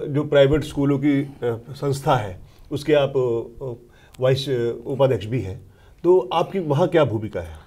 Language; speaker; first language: Hindi; native; Hindi